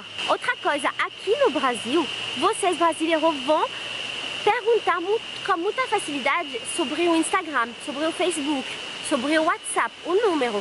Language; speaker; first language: Portuguese; non-native, fluent; French